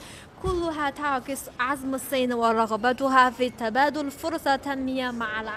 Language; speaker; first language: Arabic; non-native, fluent; Chinese